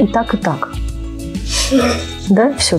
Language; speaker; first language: Russian; native; Russian